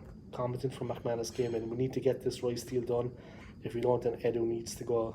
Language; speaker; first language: English; native; English